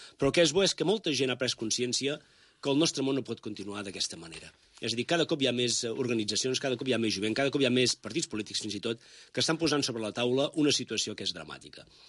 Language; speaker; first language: Catalan; native; Catalan